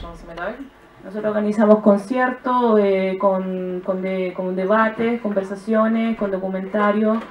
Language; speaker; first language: Spanish; native; Spanish